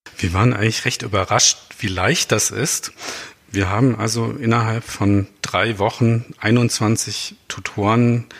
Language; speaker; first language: German; non-native, local second language; Swiss German